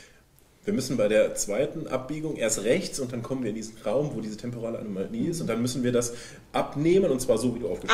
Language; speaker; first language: German; native; German